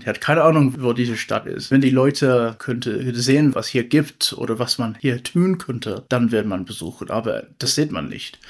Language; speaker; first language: German; non-native, learner; English